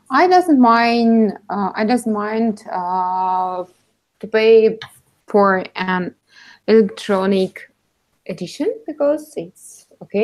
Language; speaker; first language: English; non-native, learner; Russian